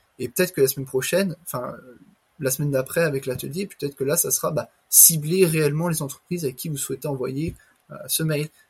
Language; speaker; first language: French; native; French